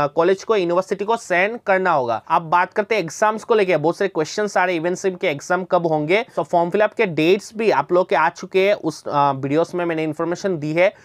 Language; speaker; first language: Hindi; non-native, local second language; Bangla